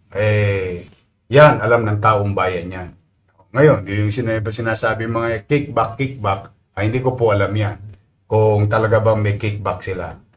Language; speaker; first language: Filipino; native; Filipino